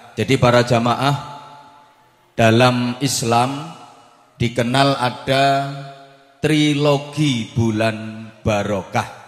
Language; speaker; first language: Indonesian; non-native, local second language; Javanese